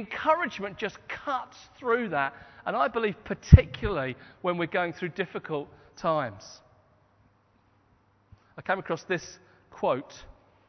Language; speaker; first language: English; native; English